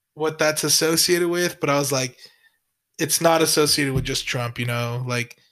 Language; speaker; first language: English; early bilingual, other home language; Spanish